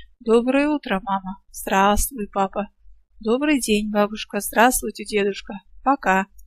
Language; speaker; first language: Russian; non-native, local second language; Kazakh